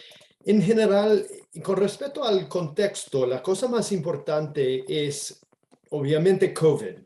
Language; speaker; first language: Spanish; non-native, fluent; English